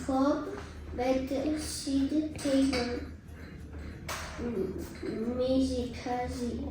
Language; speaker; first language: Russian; non-native, local second language; Tajik